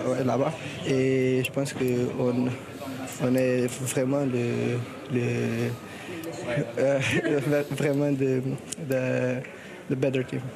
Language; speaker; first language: French; non-native, learner; Portuguese